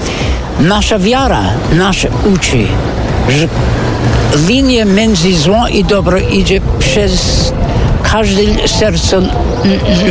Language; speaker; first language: Polish; non-native, fluent; English